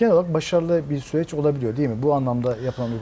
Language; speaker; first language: Turkish; native; Turkish